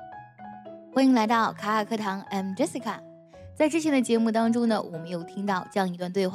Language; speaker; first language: Chinese; native; Chinese